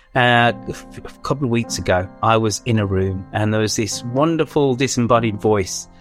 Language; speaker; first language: English; native; English